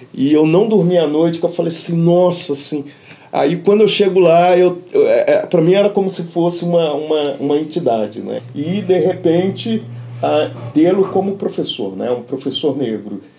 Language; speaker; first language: Portuguese; native; Portuguese